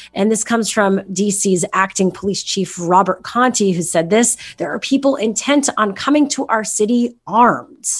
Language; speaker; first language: English; native; English